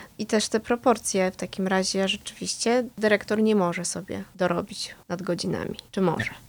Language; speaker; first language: Polish; native; Polish